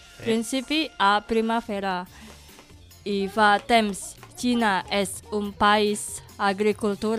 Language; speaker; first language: Catalan; non-native, learner; Indonesian